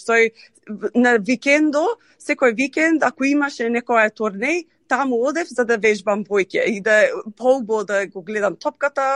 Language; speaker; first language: Macedonian; early bilingual, heritage; Macedonian